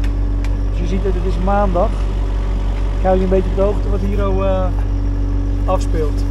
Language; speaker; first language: Dutch; native; Dutch